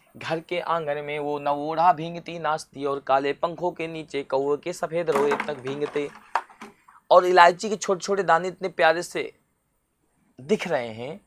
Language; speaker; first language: Hindi; native; Hindi